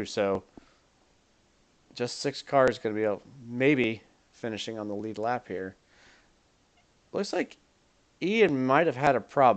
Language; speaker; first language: English; native; English